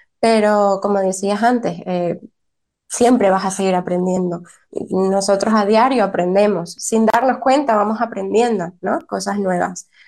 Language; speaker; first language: Spanish; native; Spanish